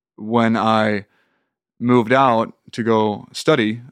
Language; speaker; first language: English; non-native, fluent; Swedish